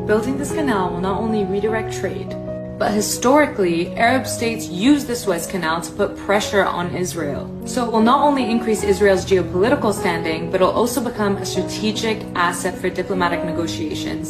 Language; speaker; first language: English; native; English